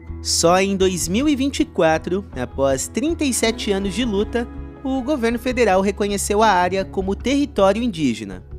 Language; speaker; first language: Portuguese; native; Portuguese